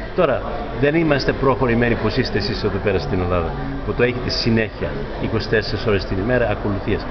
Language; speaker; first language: Greek; early bilingual, heritage; Greek